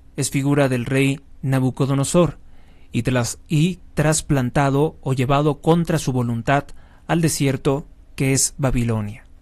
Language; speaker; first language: Spanish; native; Spanish